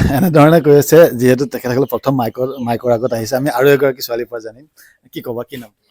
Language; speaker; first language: Assamese; native; Assamese